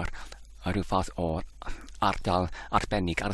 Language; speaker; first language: Welsh; non-native, learner; Polish